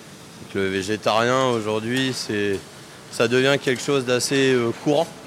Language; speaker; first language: French; native; French